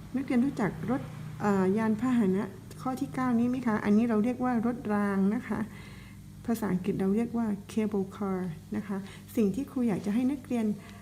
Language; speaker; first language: Thai; non-native, local second language; Pattani Malay